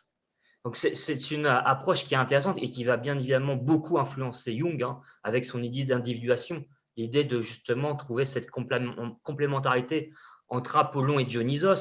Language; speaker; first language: French; native; French